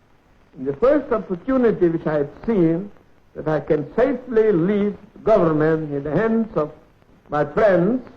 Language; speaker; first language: English; non-native, fluent; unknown